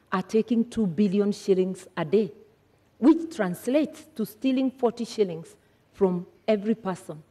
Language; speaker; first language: English; non-native, local second language; Kikuyu